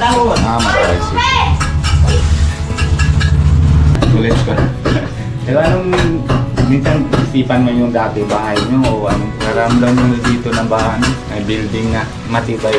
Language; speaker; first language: Filipino; non-native, learner; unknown